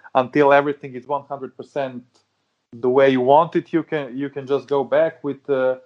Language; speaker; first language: English; non-native, fluent; Serbian